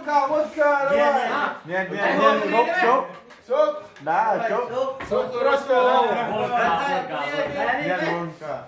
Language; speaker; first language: Russian; non-native, learner; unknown